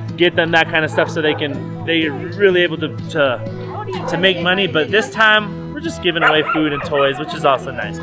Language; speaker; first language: English; native; English